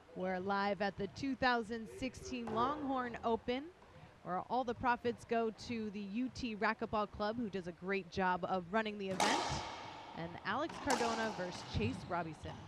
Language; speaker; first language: English; native; English